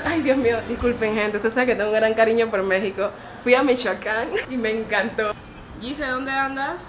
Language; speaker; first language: Spanish; native; Spanish